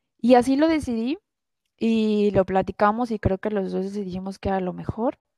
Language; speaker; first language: Spanish; native; Spanish